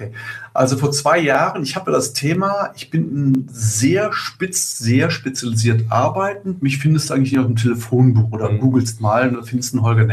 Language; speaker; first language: German; native; German